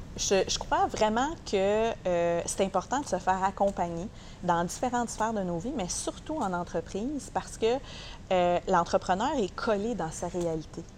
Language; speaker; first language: French; native; French